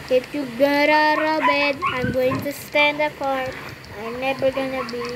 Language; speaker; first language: English; non-native, local second language; Filipino